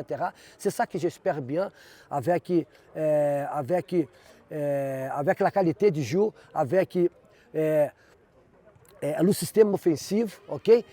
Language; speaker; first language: French; non-native, fluent; Portuguese